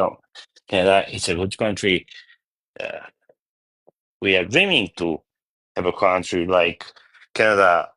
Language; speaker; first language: English; non-native, learner; Bulgarian